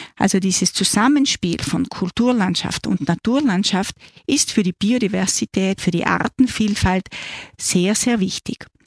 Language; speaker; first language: German; native; German